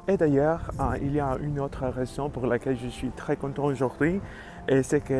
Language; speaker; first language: French; non-native, learner; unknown